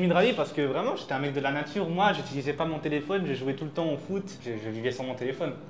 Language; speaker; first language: French; native; French